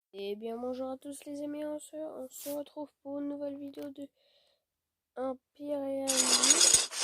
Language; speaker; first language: French; native; French